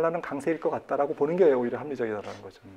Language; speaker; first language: Korean; native; Korean